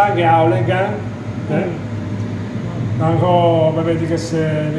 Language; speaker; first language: Chinese; non-native, fluent; Italian